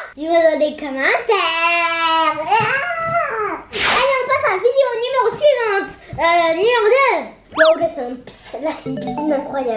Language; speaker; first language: French; native; French